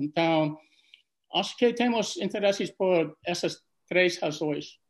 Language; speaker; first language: Portuguese; non-native, fluent; English